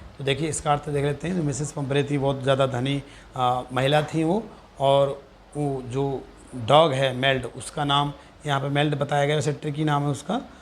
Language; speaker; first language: Hindi; native; Hindi